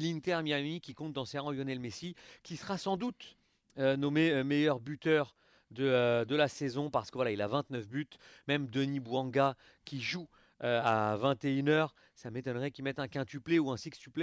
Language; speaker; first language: French; native; French